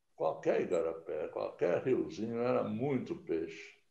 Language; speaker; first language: Portuguese; native; Portuguese